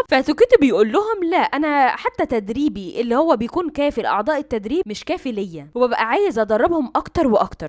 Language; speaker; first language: Arabic; native; Arabic